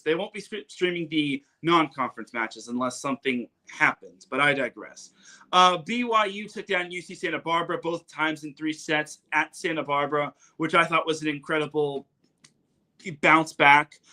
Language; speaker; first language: English; native; English